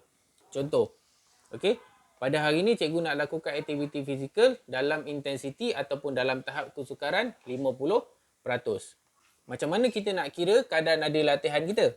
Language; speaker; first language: Malay; native; Malay